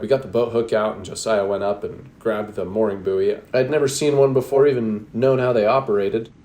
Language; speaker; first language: English; native; English